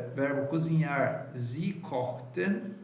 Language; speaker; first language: German; non-native, fluent; Portuguese